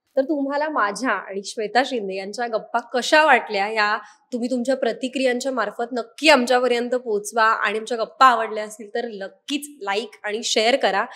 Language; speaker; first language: Marathi; native; Marathi